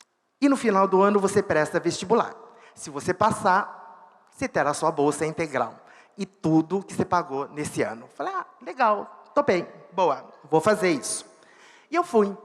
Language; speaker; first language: Portuguese; early bilingual, other home language; Chinese